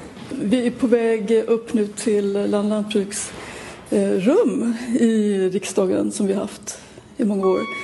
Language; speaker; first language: Swedish; native; Swedish